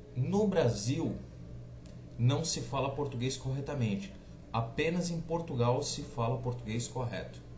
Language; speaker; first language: Portuguese; native; Portuguese